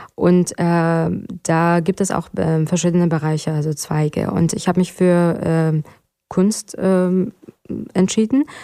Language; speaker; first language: German; non-native, fluent; Persian